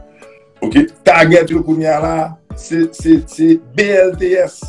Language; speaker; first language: French; non-native, local second language; Haitian Creole